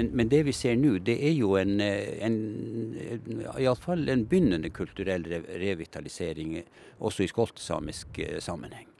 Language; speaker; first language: Norwegian; native; Norwegian